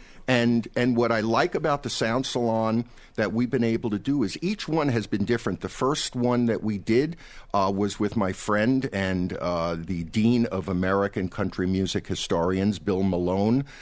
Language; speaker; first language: English; native; English